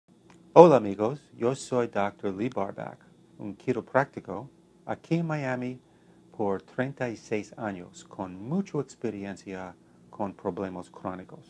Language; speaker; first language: Spanish; non-native, learner; English